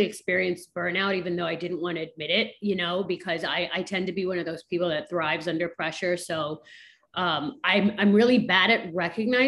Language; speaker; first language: English; native; English